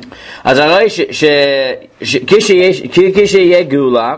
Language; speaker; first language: Hebrew; non-native, fluent; English